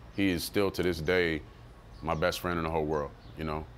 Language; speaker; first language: English; native; English